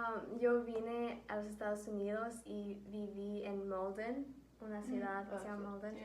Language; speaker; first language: Spanish; early bilingual, heritage; Spanish